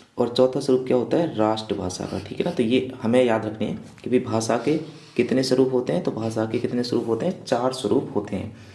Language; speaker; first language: Hindi; native; Hindi